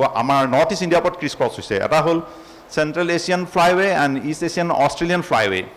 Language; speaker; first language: English; non-native, local second language; Assamese